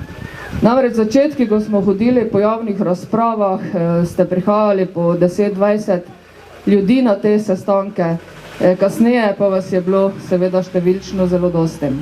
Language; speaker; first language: Slovenian; native; Slovenian